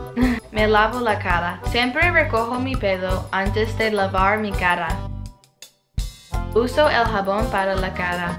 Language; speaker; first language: Spanish; non-native, learner; English